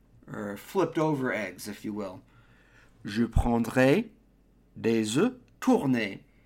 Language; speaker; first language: French; non-native, fluent; English